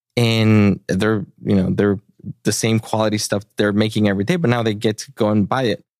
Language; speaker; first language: English; early bilingual, other home language; Spanish